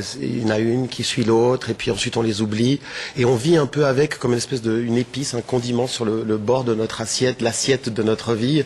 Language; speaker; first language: French; native; French